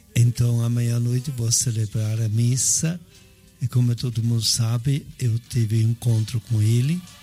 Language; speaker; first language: Portuguese; non-native, fluent; Italian